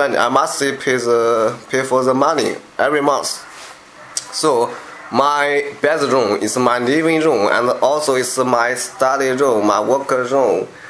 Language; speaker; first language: English; non-native, learner; Chinese